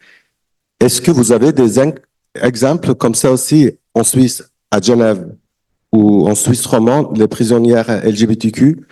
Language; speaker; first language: French; non-native, learner; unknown